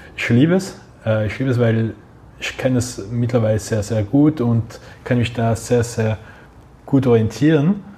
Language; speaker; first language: German; non-native, local second language; French